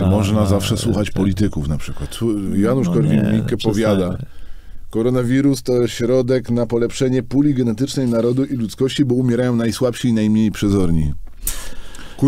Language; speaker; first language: Polish; native; Polish